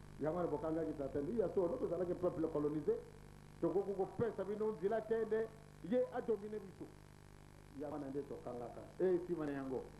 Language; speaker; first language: Lingala; non-native, local second language; Kongo